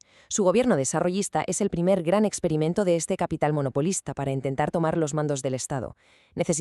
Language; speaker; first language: Spanish; native; Spanish